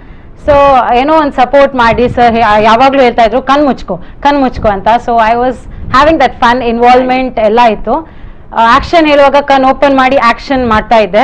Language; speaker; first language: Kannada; non-native, local second language; Tulu